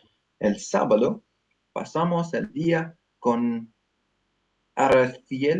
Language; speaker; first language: Spanish; non-native, learner; English